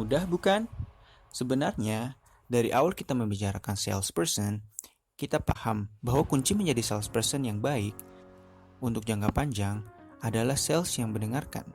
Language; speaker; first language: Indonesian; native; Indonesian